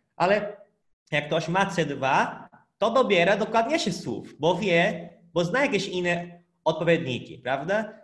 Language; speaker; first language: Polish; non-native, fluent; Portuguese